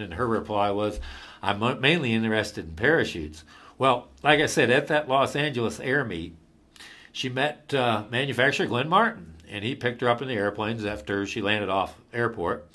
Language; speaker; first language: English; native; English